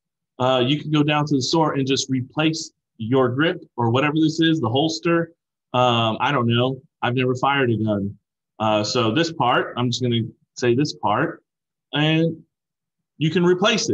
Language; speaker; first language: English; native; English